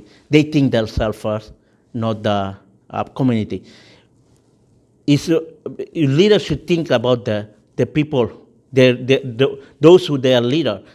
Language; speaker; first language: English; non-native, fluent; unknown